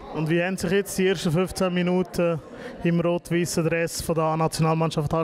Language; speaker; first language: German; native; German